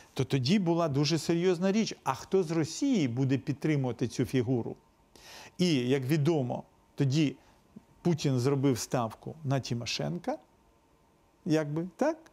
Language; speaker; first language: Ukrainian; non-native, local second language; Russian